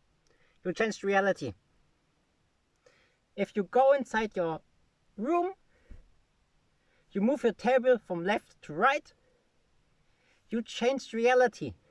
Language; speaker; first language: English; non-native, fluent; German